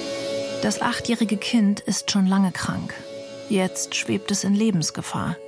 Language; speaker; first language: German; native; German